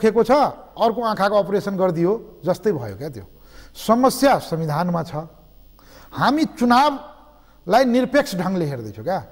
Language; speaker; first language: Nepali; non-native, local second language; Maithili